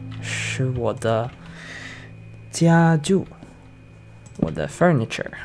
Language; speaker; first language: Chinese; non-native, learner; English